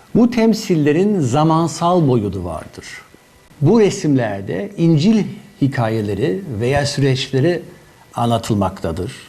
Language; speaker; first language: Turkish; non-native, fluent; German